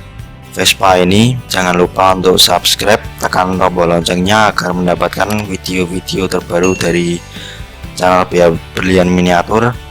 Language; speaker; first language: Indonesian; native; Indonesian